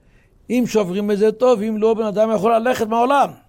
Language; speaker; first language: Hebrew; non-native, local second language; Yiddish